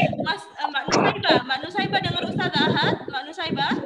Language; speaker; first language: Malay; non-native, local second language; Javanese